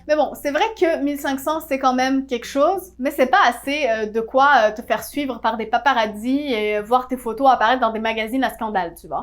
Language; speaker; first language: French; native; French